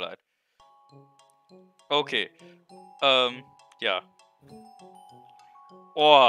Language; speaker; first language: German; native; German